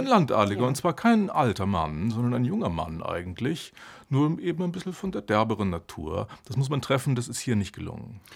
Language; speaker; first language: German; native; German